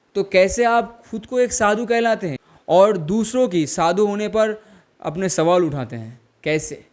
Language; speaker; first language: Hindi; non-native, local second language; Bangla